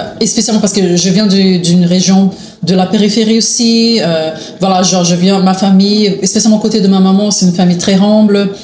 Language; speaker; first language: French; non-native, fluent; Portuguese